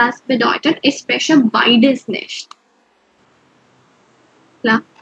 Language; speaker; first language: German; non-native, fluent; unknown